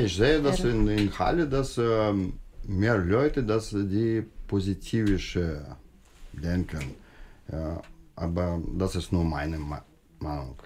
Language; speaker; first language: German; non-native, learner; Russian